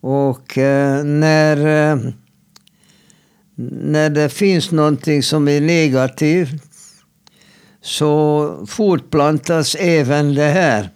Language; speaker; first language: Swedish; non-native, fluent; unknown